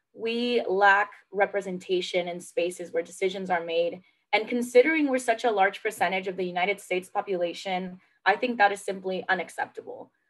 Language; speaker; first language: English; native; English